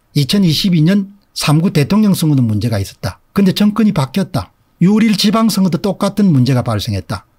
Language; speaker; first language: Korean; native; Korean